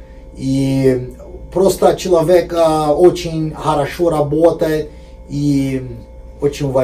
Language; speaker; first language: Russian; non-native, fluent; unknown